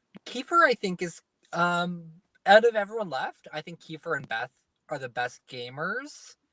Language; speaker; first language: English; native; English